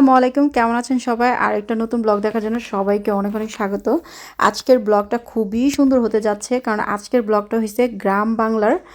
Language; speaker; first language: Bangla; native; Bangla